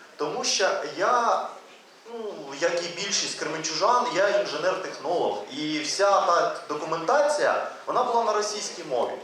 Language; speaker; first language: Ukrainian; non-native, local second language; Russian